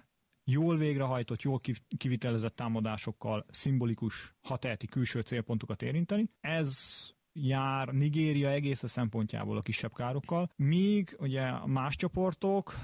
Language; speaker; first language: Hungarian; native; Hungarian